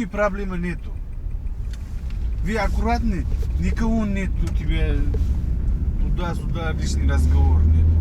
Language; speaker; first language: Russian; non-native, learner; Uzbek